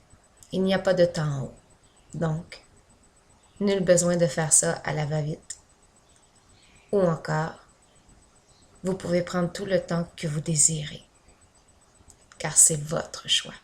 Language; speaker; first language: French; native; French